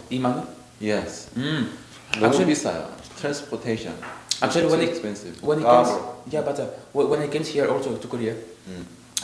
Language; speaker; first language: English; non-native, learner; Korean